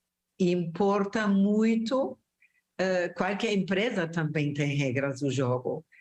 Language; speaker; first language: Portuguese; non-native, fluent; German